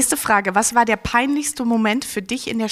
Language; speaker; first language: German; native; German